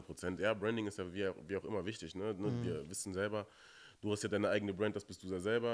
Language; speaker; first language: German; native; German